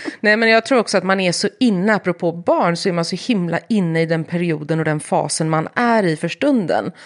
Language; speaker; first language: Swedish; early bilingual, heritage; Swedish